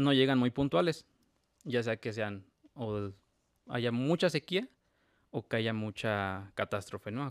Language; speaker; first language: Spanish; native; Spanish